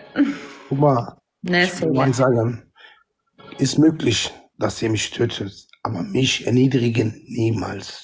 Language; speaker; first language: German; non-native, fluent; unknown